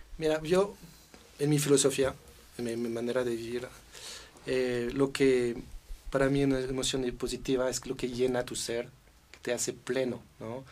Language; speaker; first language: Spanish; non-native, fluent; French